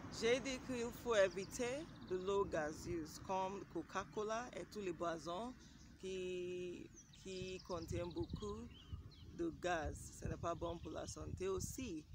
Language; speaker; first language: French; non-native, learner; English